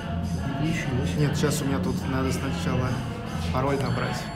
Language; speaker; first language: Russian; native; Russian